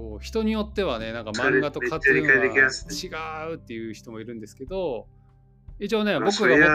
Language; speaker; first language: Japanese; native; Japanese